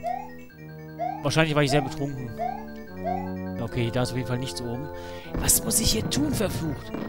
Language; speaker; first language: German; native; German